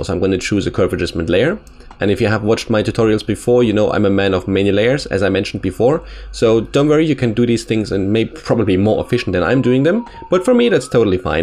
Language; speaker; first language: English; non-native, fluent; German